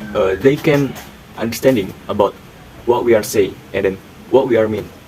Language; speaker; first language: English; non-native, learner; Indonesian